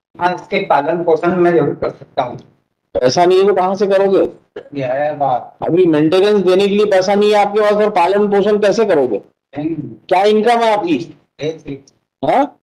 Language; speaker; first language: Hindi; native; Hindi